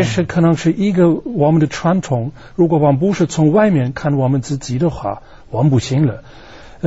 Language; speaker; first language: Chinese; non-native, fluent; German